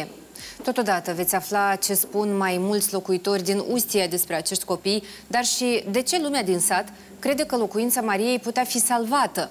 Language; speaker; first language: Romanian; native; Romanian